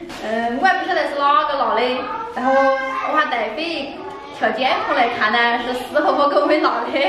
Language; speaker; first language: Chinese; native; Chinese